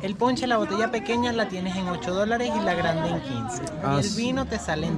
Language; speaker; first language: Spanish; native; Spanish